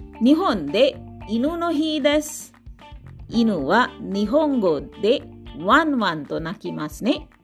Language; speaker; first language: Japanese; non-native, learner; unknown